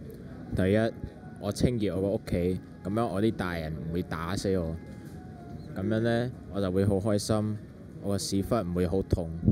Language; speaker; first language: Cantonese; early bilingual, heritage; Cantonese